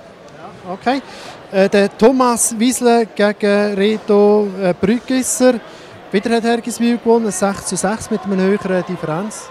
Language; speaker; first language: German; native; German